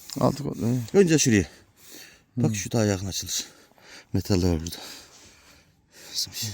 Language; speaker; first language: Turkish; native; Turkish